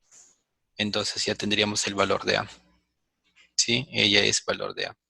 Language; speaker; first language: Spanish; native; Spanish